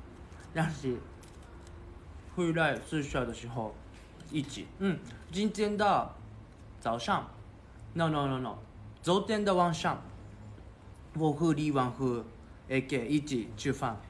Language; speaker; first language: Chinese; non-native, learner; Japanese